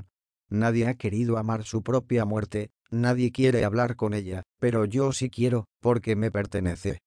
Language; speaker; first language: Spanish; native; Spanish